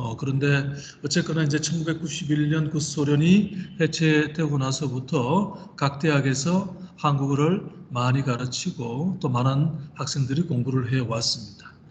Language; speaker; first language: Korean; native; Korean